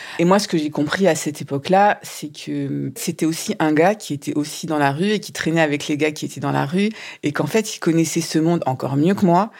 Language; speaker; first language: French; native; French